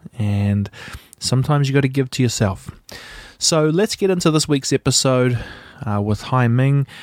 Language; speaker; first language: English; native; English